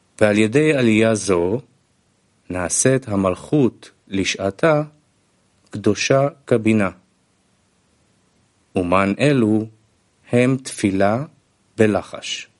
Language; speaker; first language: Hebrew; non-native, fluent; Russian